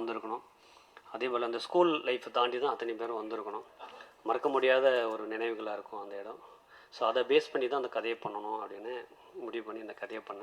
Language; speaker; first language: Tamil; native; Tamil